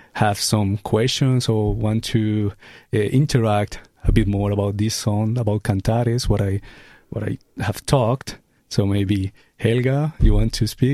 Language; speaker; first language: English; non-native, fluent; Spanish